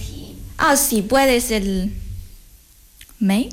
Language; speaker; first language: Spanish; non-native, learner; Chinese